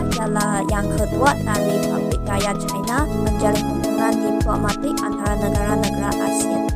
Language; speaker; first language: Malay; non-native, local second language; Chinese